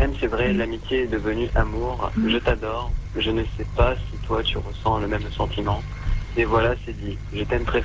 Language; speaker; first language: French; native; French